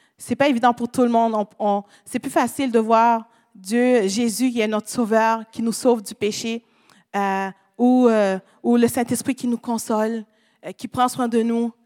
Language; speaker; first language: French; non-native, local second language; Haitian Creole